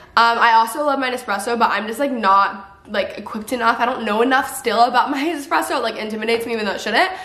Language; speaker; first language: English; native; English